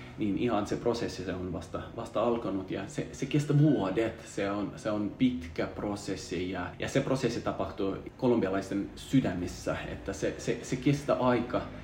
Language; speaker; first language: Finnish; non-native, fluent; Russian